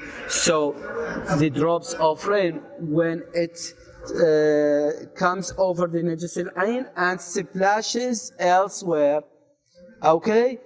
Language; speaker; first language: English; non-native, fluent; Arabic